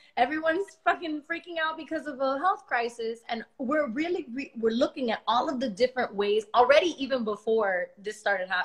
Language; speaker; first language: English; early bilingual, other home language; Spanish